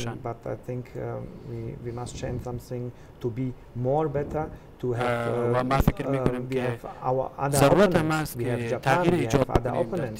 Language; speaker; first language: English; non-native, fluent; German